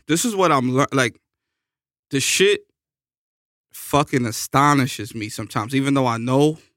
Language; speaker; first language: English; native; English